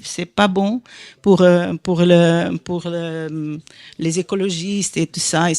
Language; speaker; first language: French; non-native, fluent; Portuguese